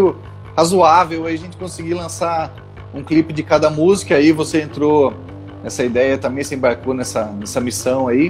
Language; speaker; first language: Portuguese; native; Portuguese